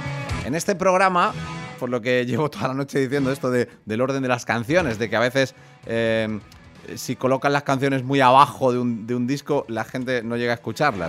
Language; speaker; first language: Spanish; native; Spanish